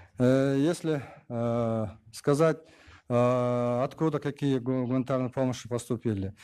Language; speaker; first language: Russian; non-native, local second language; Kyrgyz